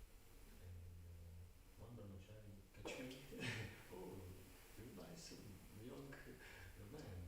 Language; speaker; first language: English; non-native, learner; Russian